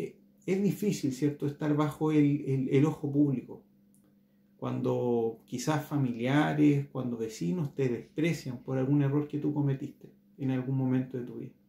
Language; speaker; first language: Spanish; native; Spanish